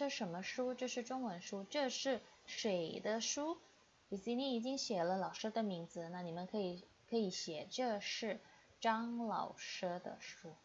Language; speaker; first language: Chinese; non-native, fluent; Indonesian